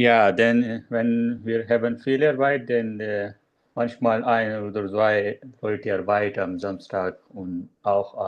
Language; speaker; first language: German; non-native, learner; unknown